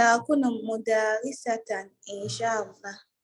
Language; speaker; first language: Arabic; non-native, learner; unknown